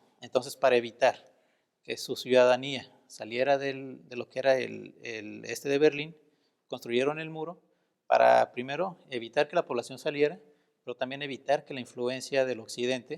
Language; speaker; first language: Spanish; native; Spanish